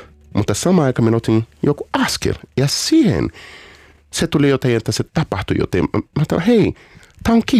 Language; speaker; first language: Finnish; non-native, learner; Portuguese